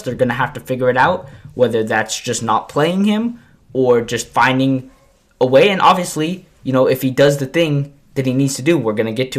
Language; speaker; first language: English; native; English